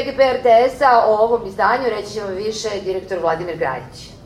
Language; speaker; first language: Serbian; native; Serbian